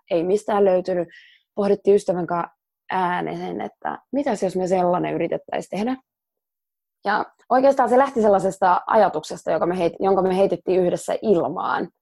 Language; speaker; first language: Finnish; early bilingual, other home language; Somali